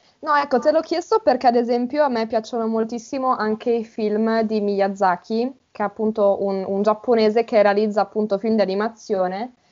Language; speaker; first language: Italian; native; Italian